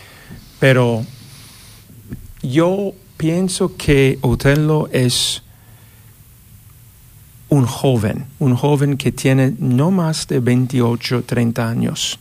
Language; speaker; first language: Spanish; non-native, fluent; English